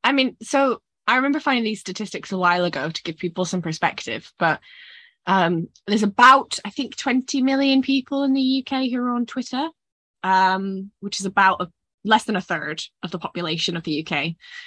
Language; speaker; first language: English; native; English